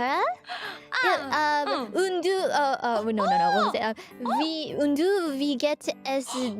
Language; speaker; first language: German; non-native, learner; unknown